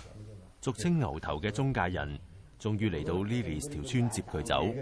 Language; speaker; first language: Cantonese; native; Cantonese